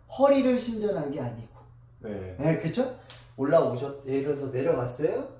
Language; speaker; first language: Korean; native; Korean